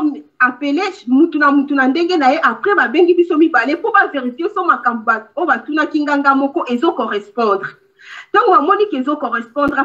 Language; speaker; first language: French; non-native, local second language; Lingala